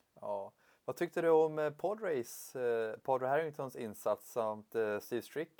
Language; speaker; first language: Swedish; native; Swedish